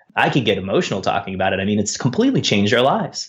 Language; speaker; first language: English; native; English